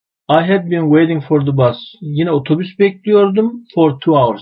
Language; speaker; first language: English; non-native, fluent; Turkish